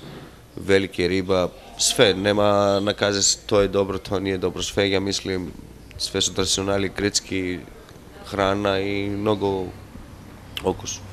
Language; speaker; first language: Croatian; non-native, learner; Greek